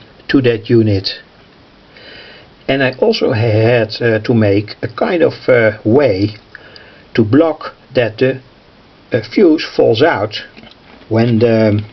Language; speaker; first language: English; non-native, fluent; Dutch